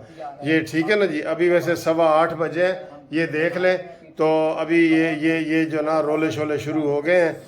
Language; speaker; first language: Urdu; native; Urdu